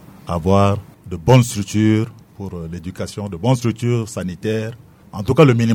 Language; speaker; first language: French; non-native, local second language; Sango